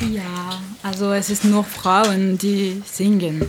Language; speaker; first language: German; non-native, learner; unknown